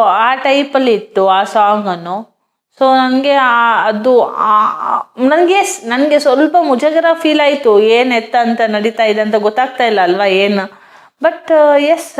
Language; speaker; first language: Kannada; non-native, fluent; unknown